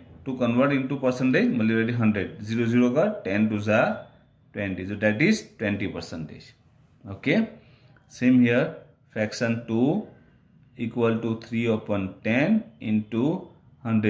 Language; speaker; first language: English; non-native, local second language; Gujarati